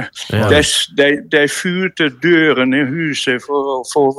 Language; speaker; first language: Norwegian; non-native, fluent; Dutch